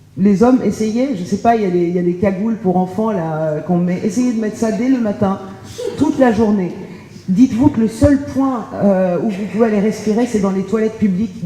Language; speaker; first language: French; early bilingual, other home language; Persian